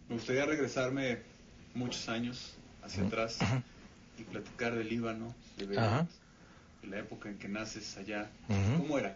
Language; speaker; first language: Spanish; native; Spanish